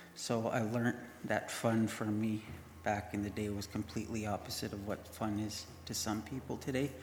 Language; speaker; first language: English; native; English